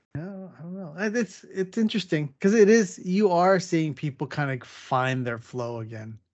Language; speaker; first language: English; native; English